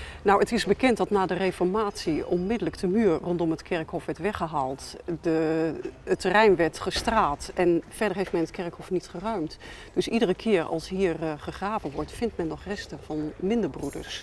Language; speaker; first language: Dutch; native; Dutch